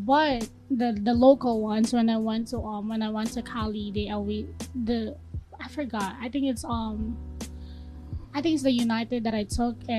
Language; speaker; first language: English; non-native, local second language; Filipino